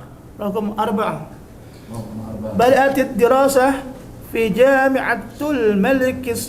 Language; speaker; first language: Arabic; non-native, learner; Indonesian